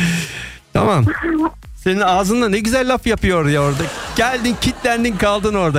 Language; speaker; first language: Turkish; native; Turkish